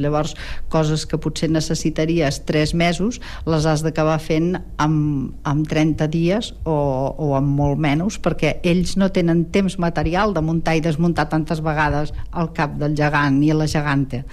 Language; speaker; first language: Catalan; native; Catalan